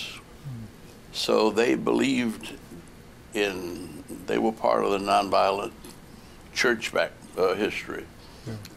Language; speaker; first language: English; native; English